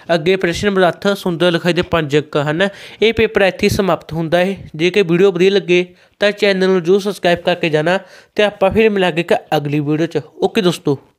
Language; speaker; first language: Hindi; non-native, local second language; Punjabi